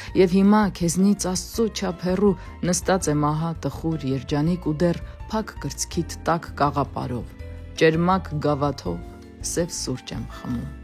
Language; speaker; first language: Armenian; native; Armenian